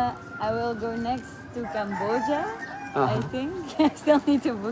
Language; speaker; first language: English; non-native, fluent; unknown